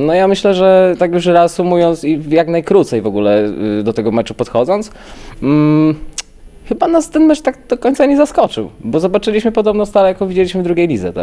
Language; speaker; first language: Polish; native; Polish